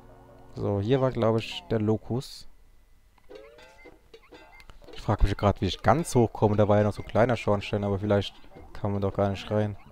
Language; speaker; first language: German; native; German